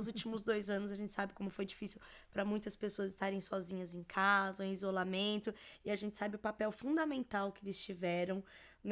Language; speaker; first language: Portuguese; native; Portuguese